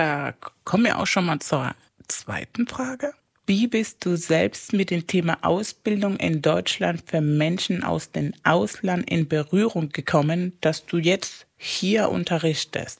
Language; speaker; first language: German; native; German